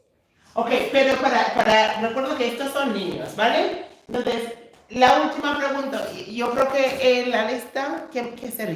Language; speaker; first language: Spanish; non-native, fluent; English